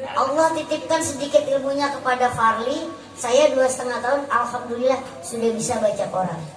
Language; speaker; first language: Indonesian; native; Indonesian